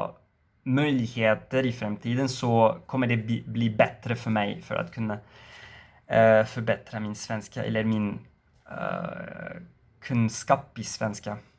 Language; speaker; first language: Swedish; non-native, learner; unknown